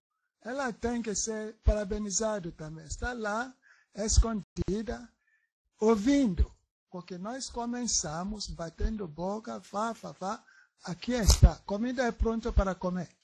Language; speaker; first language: Portuguese; non-native, learner; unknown